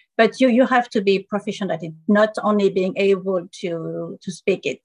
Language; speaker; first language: English; non-native, fluent; French